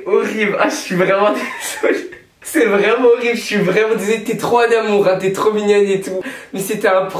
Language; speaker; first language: French; native; French